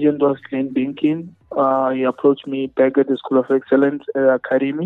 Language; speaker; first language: English; non-native, local second language; Northern Sotho